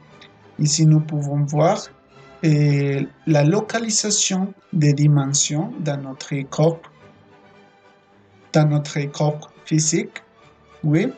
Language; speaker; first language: French; non-native, fluent; Spanish